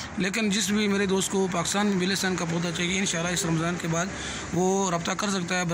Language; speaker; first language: Hindi; non-native, local second language; Punjabi